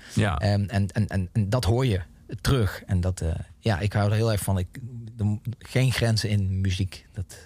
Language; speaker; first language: Dutch; native; Dutch